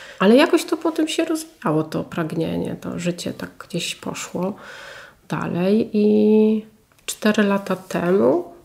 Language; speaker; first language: Polish; native; Polish